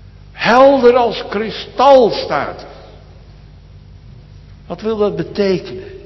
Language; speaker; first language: Dutch; native; Dutch